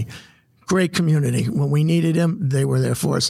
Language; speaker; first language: English; native; English